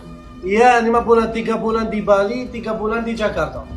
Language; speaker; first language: Indonesian; non-native, learner; Arabic